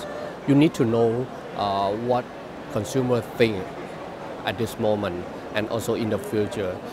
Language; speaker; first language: English; non-native, learner; Thai